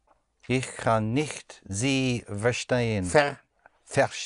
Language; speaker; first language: German; non-native, learner; English